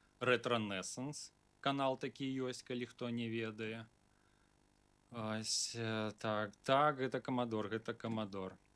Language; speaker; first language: Belarusian; non-native, local second language; Russian